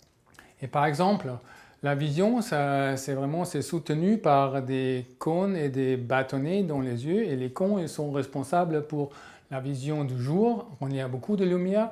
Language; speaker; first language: French; non-native, fluent; German